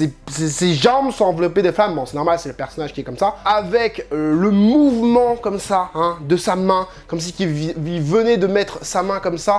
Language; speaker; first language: French; native; French